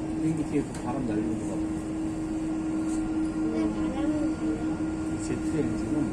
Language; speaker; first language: Korean; native; Korean